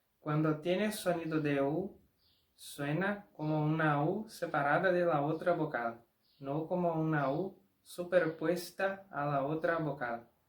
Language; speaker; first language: Spanish; non-native, fluent; Portuguese